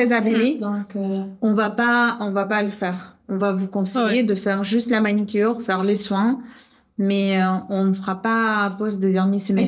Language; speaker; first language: French; non-native, fluent; Russian